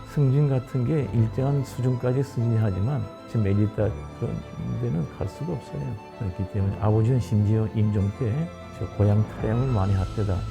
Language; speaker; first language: Korean; early bilingual, heritage; Korean